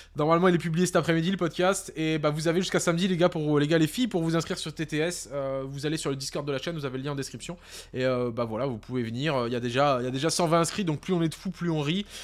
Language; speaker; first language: French; native; French